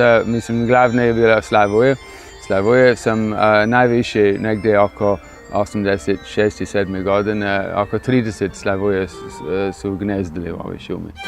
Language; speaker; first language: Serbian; non-native, fluent; English